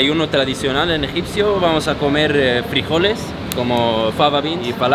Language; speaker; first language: Spanish; non-native, learner; Arabic